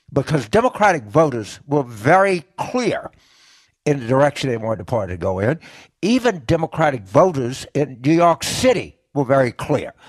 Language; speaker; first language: English; native; English